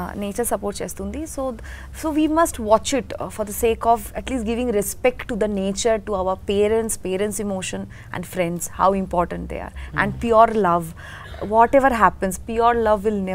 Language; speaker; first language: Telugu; non-native, learner; Bangla